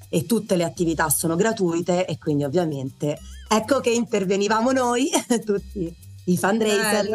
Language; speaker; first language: Italian; native; Italian